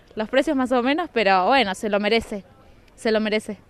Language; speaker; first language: Spanish; native; Spanish